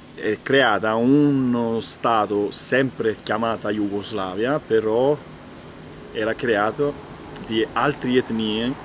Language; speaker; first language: Italian; non-native, fluent; Albanian